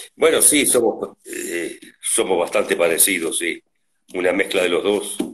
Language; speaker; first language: Spanish; native; Spanish